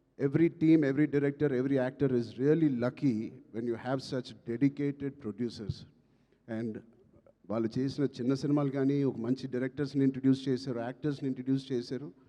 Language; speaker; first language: Telugu; native; Telugu